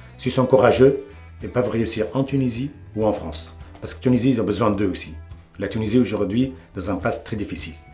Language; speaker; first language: French; non-native, local second language; Arabic